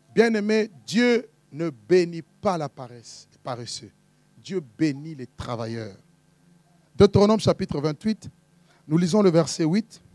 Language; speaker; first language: French; non-native, local second language; Lingala